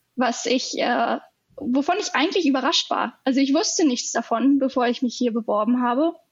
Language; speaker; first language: German; native; German